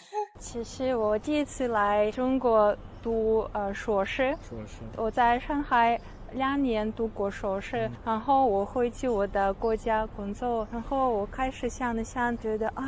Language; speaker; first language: Chinese; non-native, learner; Russian